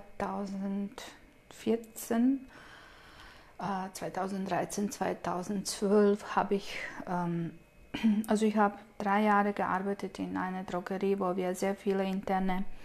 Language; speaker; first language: German; non-native, fluent; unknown